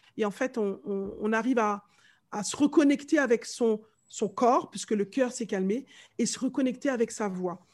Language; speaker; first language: French; native; French